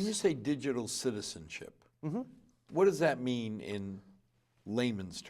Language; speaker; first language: English; native; English